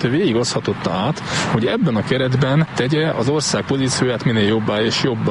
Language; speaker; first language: Hungarian; native; Hungarian